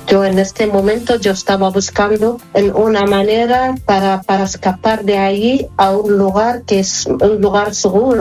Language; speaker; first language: Spanish; non-native, fluent; Arabic